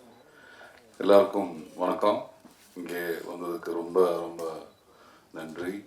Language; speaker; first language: Tamil; non-native, learner; Malayalam